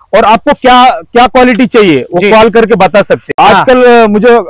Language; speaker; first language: Hindi; non-native, local second language; Marathi